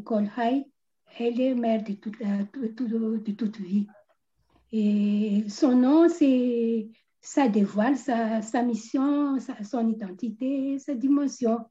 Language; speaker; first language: French; non-native, local second language; Malagasy